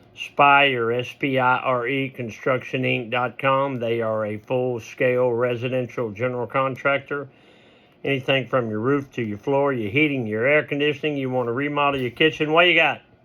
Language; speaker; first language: English; native; English